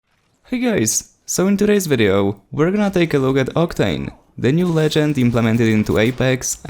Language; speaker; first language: English; non-native, fluent; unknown